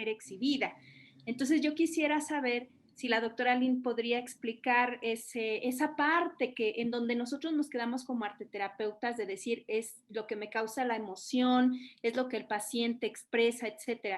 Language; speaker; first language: Spanish; native; Spanish